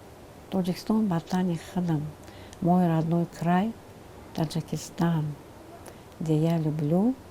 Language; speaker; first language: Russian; non-native, fluent; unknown